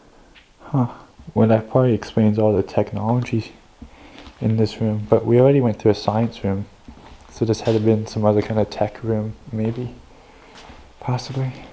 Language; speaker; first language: English; native; English